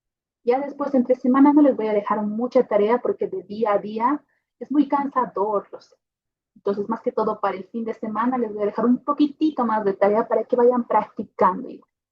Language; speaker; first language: Spanish; native; Spanish